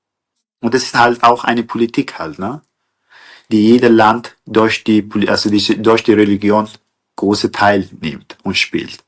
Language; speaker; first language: German; non-native, fluent; Kurdish